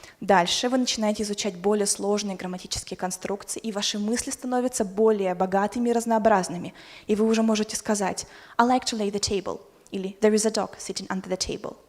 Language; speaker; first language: Russian; native; Russian